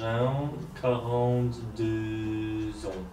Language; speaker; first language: French; non-native, learner; Polish